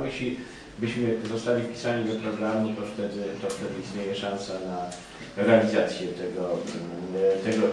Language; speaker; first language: Polish; native; Polish